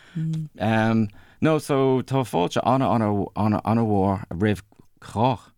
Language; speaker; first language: Irish; non-native, local second language; English